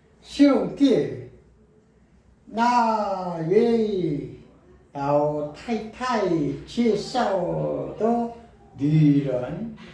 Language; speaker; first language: Korean; native; Korean